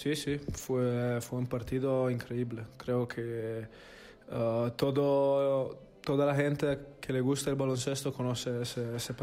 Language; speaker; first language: Spanish; non-native, fluent; Italian